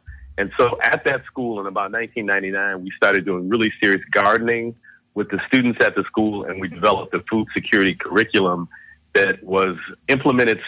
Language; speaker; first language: English; native; English